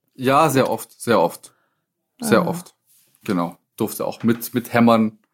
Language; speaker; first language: German; native; German